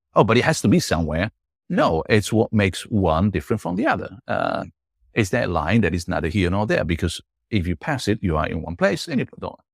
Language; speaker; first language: English; non-native, fluent; Italian